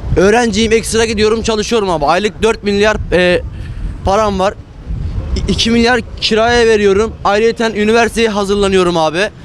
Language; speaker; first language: Turkish; native; Turkish